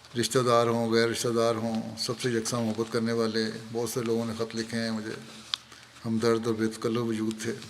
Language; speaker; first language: Urdu; native; Urdu